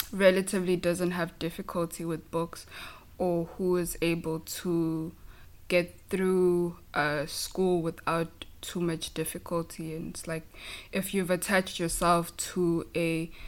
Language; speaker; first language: English; non-native, local second language; Zulu